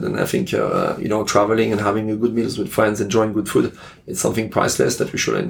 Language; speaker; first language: English; non-native, fluent; French